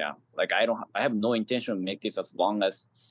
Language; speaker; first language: English; non-native, fluent; Japanese